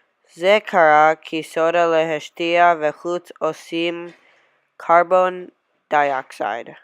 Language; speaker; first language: Hebrew; non-native, learner; English